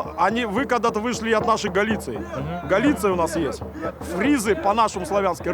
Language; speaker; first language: Russian; native; Russian